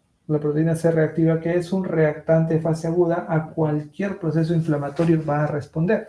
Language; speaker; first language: Spanish; native; Spanish